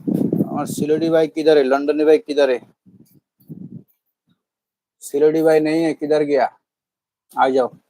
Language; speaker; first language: Hindi; non-native, learner; Bangla